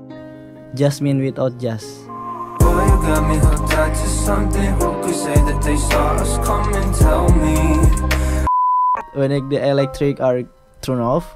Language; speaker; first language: English; non-native, learner; Indonesian